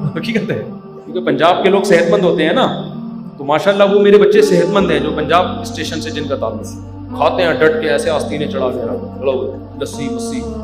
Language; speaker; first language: Urdu; native; Urdu